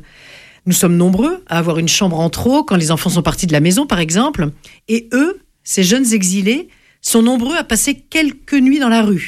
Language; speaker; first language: French; native; French